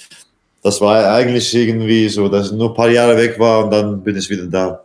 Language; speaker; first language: German; non-native, fluent; Latvian